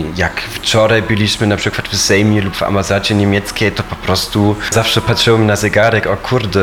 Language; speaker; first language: Polish; non-native, fluent; German